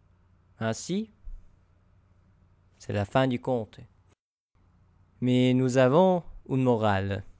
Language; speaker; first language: French; non-native, learner; English